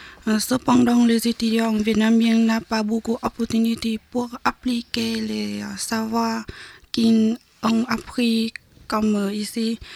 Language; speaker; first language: French; non-native, learner; Vietnamese